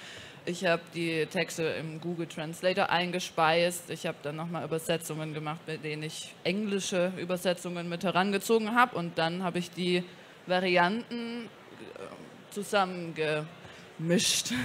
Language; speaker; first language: German; native; German